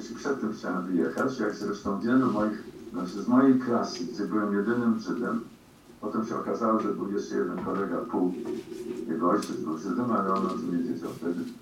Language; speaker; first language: Polish; early bilingual, heritage; Polish